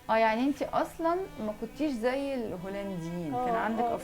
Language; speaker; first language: Arabic; native; Arabic